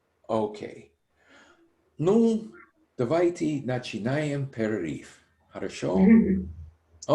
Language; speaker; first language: Russian; non-native, learner; English